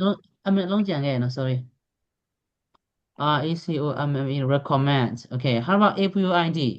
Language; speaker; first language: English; non-native, fluent; Burmese